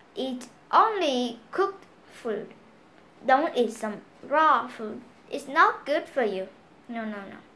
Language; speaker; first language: English; non-native, learner; Vietnamese